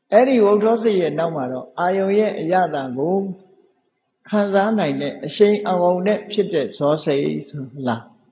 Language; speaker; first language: Burmese; native; Burmese